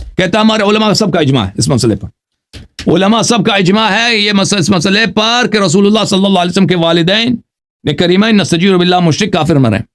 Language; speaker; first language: Urdu; non-native, fluent; Persian